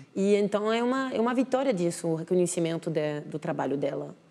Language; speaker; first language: Portuguese; non-native, fluent; French